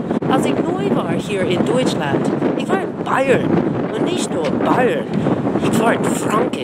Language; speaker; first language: German; non-native, fluent; English